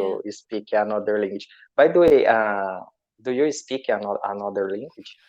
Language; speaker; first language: English; non-native, learner; Portuguese